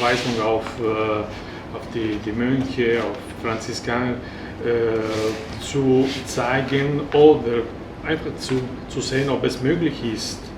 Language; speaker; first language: German; non-native, fluent; Italian